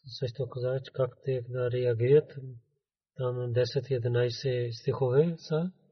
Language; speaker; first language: Bulgarian; non-native, learner; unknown